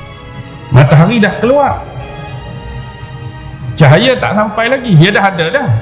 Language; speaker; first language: Malay; native; Malay